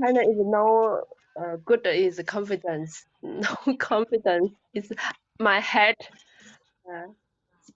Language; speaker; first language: English; non-native, learner; Chinese